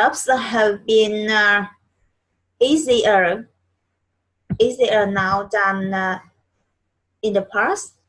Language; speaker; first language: English; non-native, learner; Vietnamese